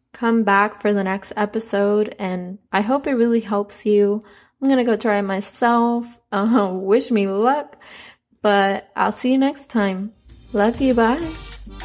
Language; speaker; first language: English; early bilingual, other home language; Spanish